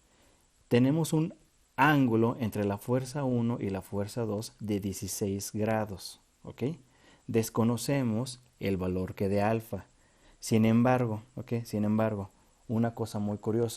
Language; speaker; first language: Spanish; native; Spanish